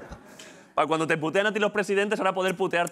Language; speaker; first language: Spanish; native; Spanish